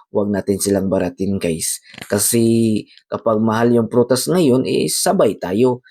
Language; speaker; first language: Filipino; non-native, local second language; Cebuano